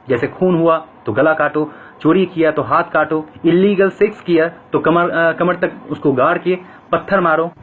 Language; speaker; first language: Hindi; non-native, fluent; Bangla